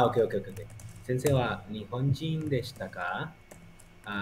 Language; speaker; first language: Japanese; non-native, learner; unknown